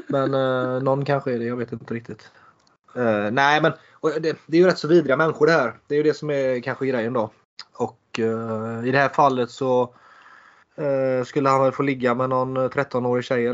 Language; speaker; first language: Swedish; native; Swedish